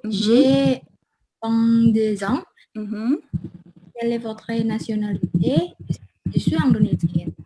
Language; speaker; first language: French; non-native, learner; Indonesian